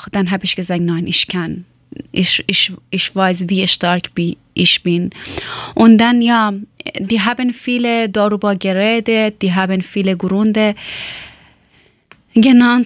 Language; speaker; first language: German; non-native, learner; Persian